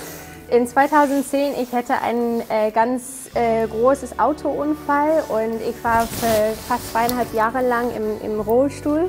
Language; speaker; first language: German; non-native, learner; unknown